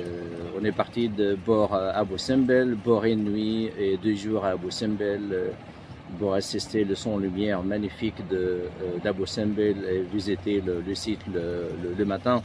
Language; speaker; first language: French; non-native, fluent; Arabic